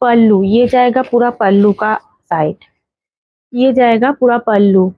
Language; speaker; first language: Hindi; non-native, local second language; Bangla